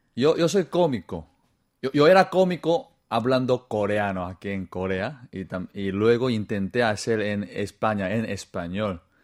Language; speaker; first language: Spanish; non-native, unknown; Korean